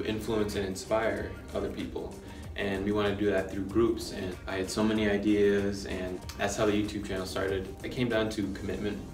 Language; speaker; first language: English; native; English